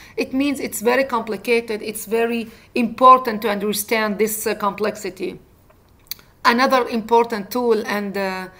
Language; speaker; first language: English; non-native, fluent; Arabic